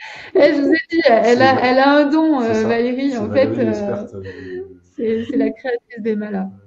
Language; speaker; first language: French; native; French